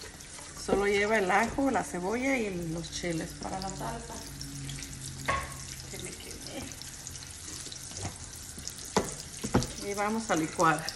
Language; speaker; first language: Spanish; native; Spanish